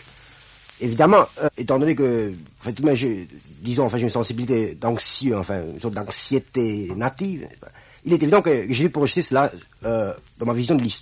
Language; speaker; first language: French; non-native, fluent; Romanian